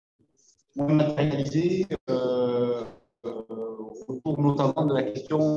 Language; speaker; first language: French; native; French